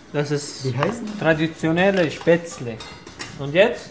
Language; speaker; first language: German; non-native, learner; Arabic